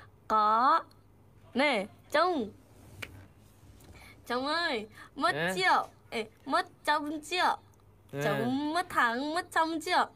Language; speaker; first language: Vietnamese; non-native, learner; Indonesian